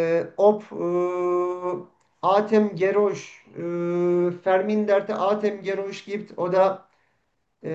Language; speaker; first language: German; non-native, learner; Turkish